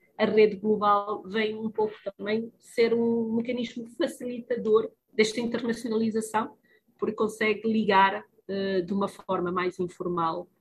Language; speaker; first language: Portuguese; early bilingual, heritage; Spanish